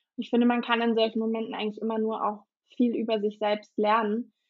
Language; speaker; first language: German; native; German